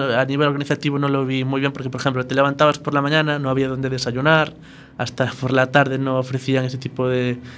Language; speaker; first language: Spanish; native; Spanish